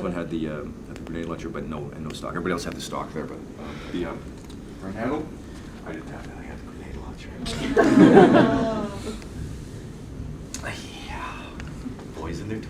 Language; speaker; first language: English; native; English